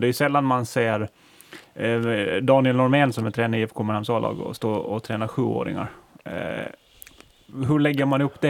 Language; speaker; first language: Swedish; native; Swedish